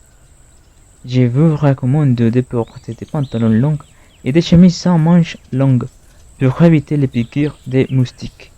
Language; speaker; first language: French; non-native, learner; Spanish